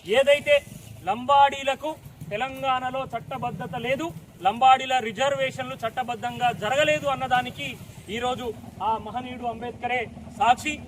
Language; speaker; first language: Telugu; non-native, local second language; Lambadi